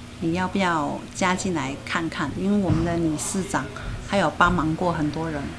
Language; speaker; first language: Chinese; native; Chinese